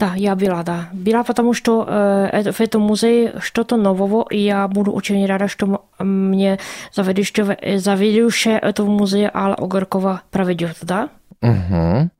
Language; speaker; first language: Russian; non-native, learner; Czech